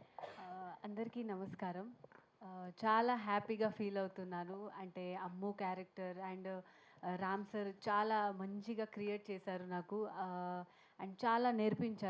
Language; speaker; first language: Telugu; non-native, learner; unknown